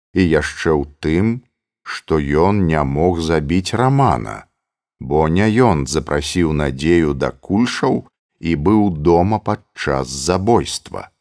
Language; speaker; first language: Belarusian; native; Belarusian